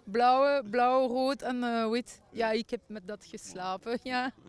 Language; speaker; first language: Dutch; non-native, learner; French